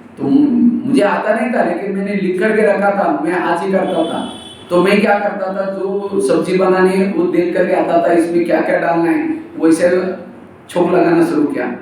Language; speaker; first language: Hindi; non-native, local second language; Marathi